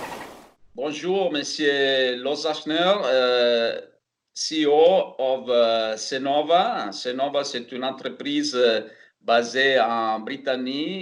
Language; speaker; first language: French; non-native, fluent; Italian